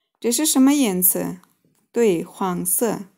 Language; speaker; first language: Chinese; non-native, fluent; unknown